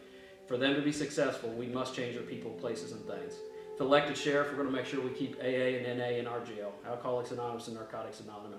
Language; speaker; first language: English; native; English